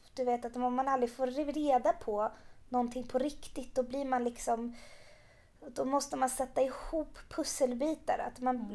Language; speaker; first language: Swedish; early bilingual, other home language; Persian